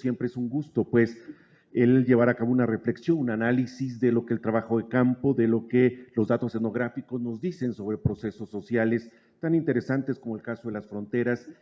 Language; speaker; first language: Spanish; native; Spanish